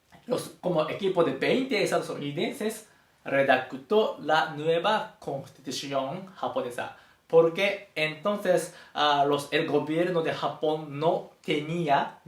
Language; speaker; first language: Spanish; non-native, fluent; Japanese